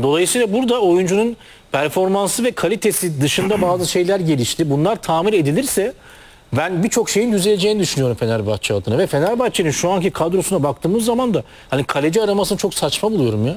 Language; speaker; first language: Turkish; native; Turkish